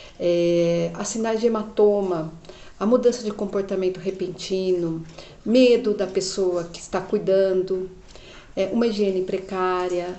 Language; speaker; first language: Portuguese; native; Portuguese